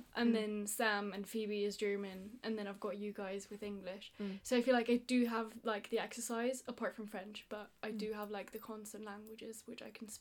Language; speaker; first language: English; non-native, fluent; Italian